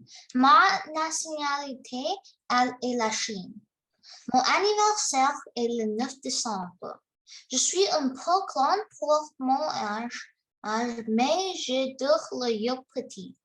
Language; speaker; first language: French; non-native, learner; Chinese